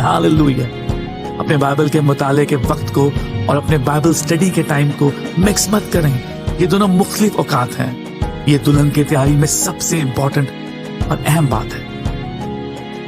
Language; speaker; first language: Urdu; native; Urdu